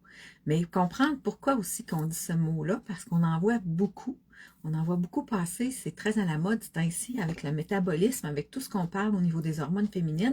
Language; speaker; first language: French; native; French